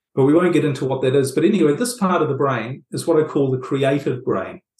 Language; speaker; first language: English; native; English